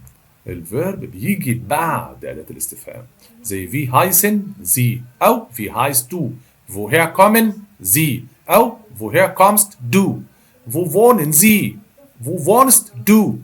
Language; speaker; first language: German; non-native, fluent; Arabic